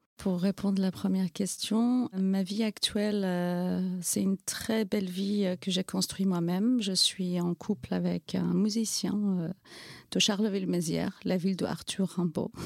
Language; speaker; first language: French; non-native, fluent; Kurdish